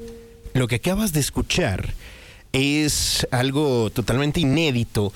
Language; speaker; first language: Spanish; native; Spanish